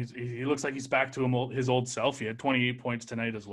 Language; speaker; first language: English; native; English